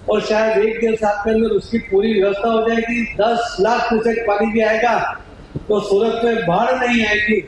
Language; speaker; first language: Hindi; non-native, local second language; Gujarati